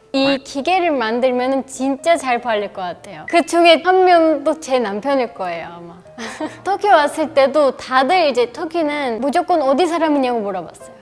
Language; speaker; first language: Korean; non-native, fluent; Turkish